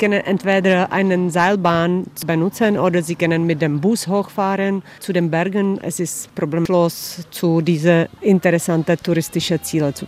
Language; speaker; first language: German; non-native, learner; Czech